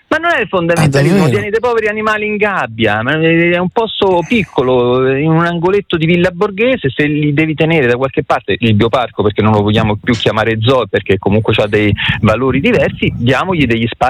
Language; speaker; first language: Italian; native; Italian